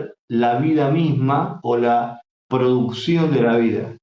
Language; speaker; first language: Spanish; native; Spanish